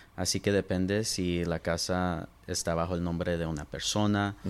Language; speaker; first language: Spanish; early bilingual, heritage; Spanish